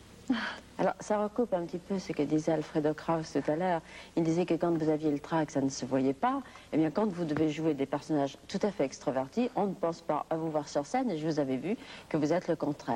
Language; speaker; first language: French; native; French